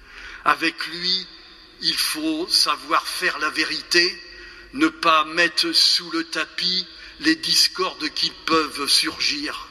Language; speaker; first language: French; native; French